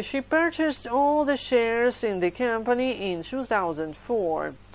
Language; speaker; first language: English; non-native, fluent; Ukrainian